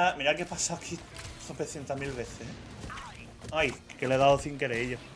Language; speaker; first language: Spanish; native; Spanish